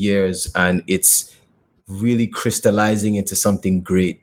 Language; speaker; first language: English; non-native, local second language; Yoruba